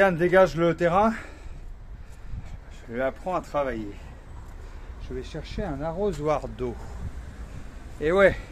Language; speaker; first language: French; native; French